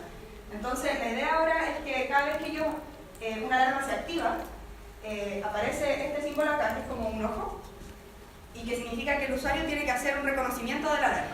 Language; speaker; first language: Spanish; native; Spanish